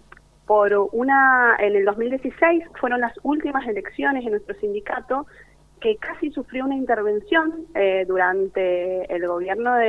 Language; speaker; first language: Spanish; native; Spanish